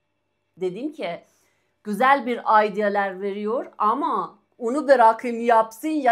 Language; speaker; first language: Turkish; non-native, learner; Persian